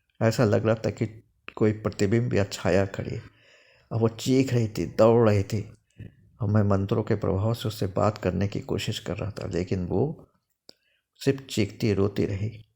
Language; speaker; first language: Hindi; native; Hindi